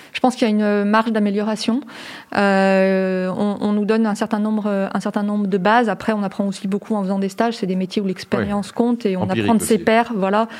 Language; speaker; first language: French; native; French